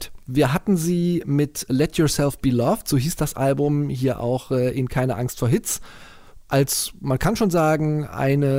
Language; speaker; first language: German; native; German